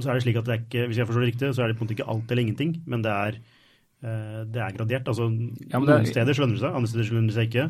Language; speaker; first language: Norwegian; native; Norwegian